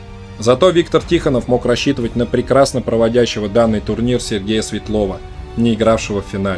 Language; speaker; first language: Russian; native; Russian